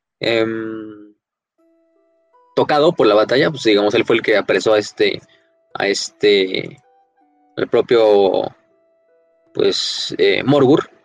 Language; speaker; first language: Spanish; native; Spanish